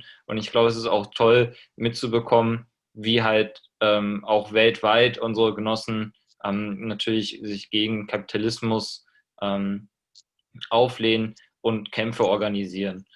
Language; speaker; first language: German; native; German